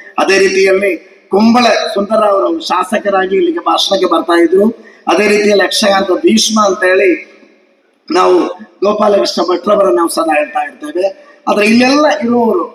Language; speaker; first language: Kannada; non-native, local second language; Tulu